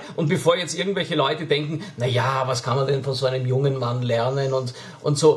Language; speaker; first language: German; native; German